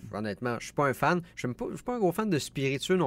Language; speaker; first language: French; native; French